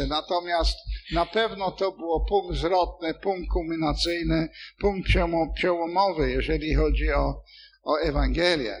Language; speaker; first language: Polish; non-native, fluent; English